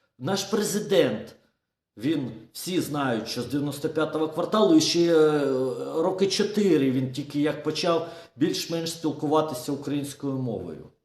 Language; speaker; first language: Ukrainian; non-native, local second language; Russian